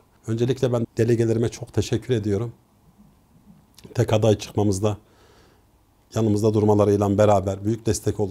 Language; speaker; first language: Turkish; native; Turkish